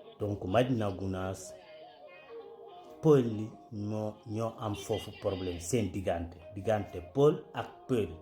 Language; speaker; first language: Wolof; non-native, local second language; Fula